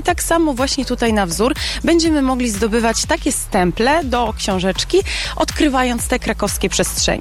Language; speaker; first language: Polish; native; Polish